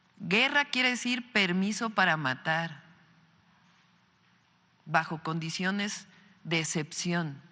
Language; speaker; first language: Spanish; native; Spanish